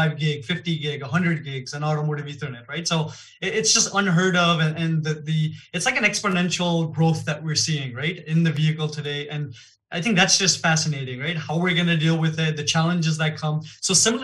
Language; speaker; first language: English; non-native, fluent; Gujarati